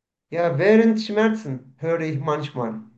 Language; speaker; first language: German; non-native, learner; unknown